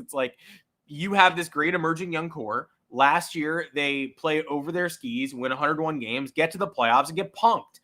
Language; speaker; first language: English; native; English